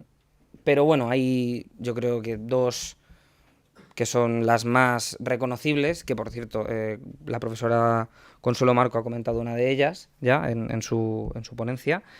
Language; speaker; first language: Spanish; native; Spanish